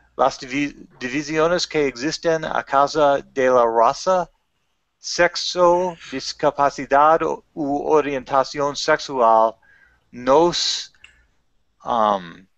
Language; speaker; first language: Spanish; non-native, learner; English